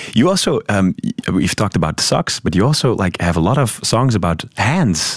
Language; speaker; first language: English; non-native, fluent; Dutch